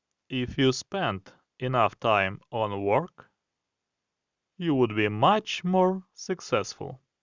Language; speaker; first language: English; non-native, fluent; Ukrainian